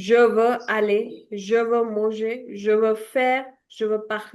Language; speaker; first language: French; non-native, fluent; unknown